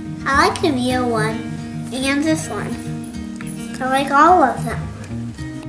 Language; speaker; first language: English; native; English